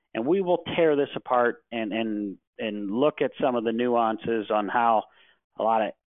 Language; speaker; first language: English; native; English